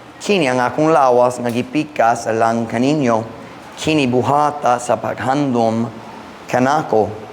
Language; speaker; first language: Cebuano; non-native, fluent; English